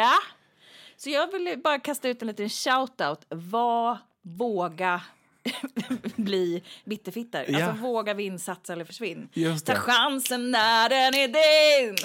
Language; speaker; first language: Swedish; native; Swedish